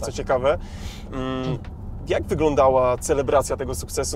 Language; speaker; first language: Polish; native; Polish